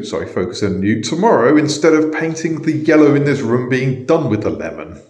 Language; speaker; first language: English; native; English